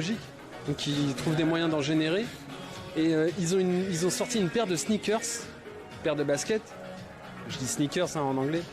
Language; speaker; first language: French; native; French